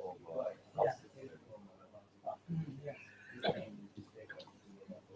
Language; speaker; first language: English; non-native, learner; Indonesian